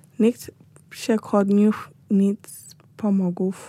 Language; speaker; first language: Polish; non-native, learner; Shona